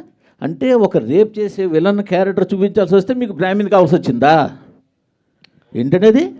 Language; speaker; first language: Telugu; native; Telugu